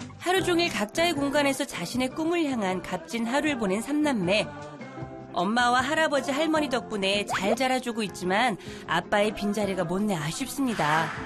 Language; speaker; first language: Korean; native; Korean